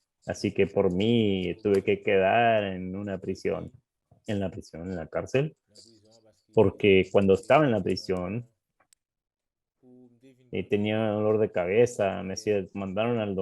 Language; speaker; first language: Spanish; non-native, fluent; English